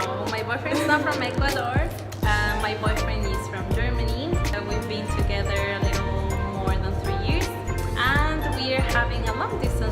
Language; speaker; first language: English; non-native, fluent; Spanish